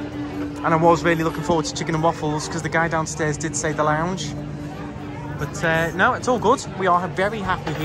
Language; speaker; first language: English; native; English